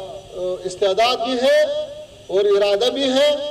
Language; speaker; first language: Hindi; non-native, fluent; Pashto